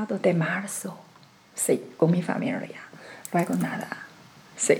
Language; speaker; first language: Spanish; non-native, learner; Chinese